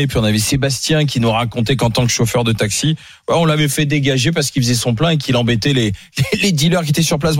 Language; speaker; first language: French; native; French